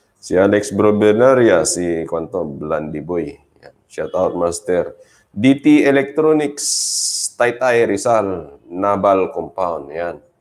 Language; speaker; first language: Filipino; native; Filipino